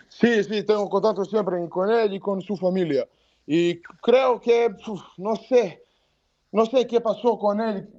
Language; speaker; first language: Spanish; non-native, learner; Serbian